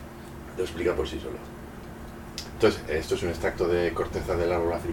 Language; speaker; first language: Spanish; native; Spanish